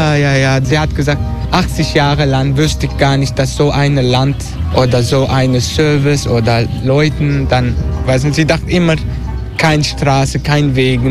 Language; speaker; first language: German; non-native, learner; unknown